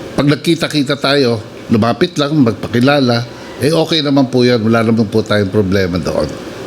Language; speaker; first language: Filipino; native; Filipino